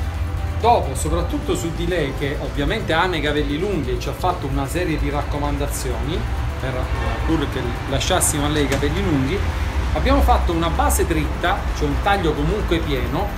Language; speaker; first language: Italian; native; Italian